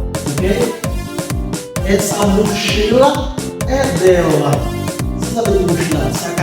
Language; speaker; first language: Portuguese; non-native, fluent; Haitian Creole